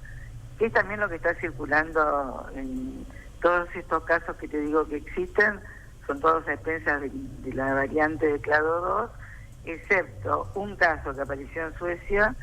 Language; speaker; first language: Spanish; native; Spanish